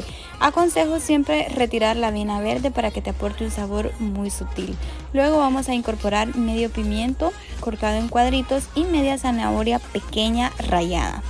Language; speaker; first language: Spanish; native; Spanish